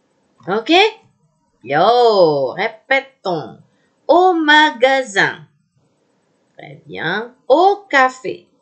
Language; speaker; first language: French; non-native, fluent; Indonesian